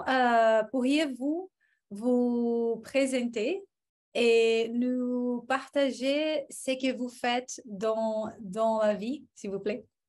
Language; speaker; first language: French; non-native, fluent; Portuguese